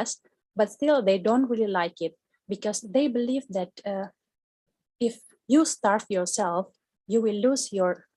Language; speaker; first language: English; non-native, fluent; Indonesian